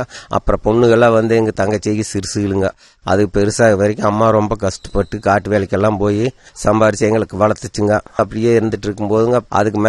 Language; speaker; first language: Tamil; native; Tamil